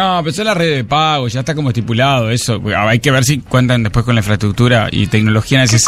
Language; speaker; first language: Spanish; native; Spanish